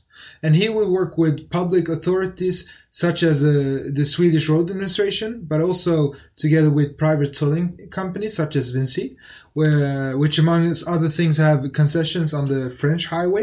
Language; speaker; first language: English; non-native, fluent; Swedish